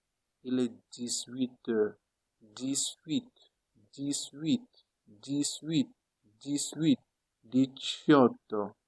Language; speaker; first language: French; non-native, fluent; Italian